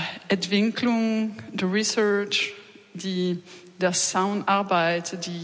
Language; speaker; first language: German; non-native, learner; French